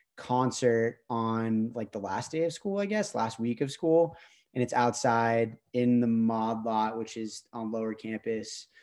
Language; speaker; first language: English; native; English